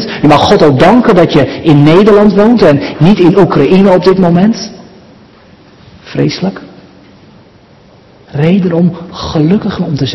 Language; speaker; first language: Dutch; native; Dutch